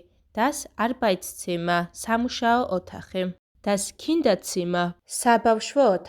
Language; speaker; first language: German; non-native, fluent; Georgian